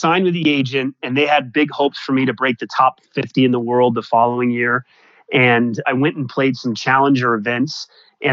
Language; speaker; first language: English; native; English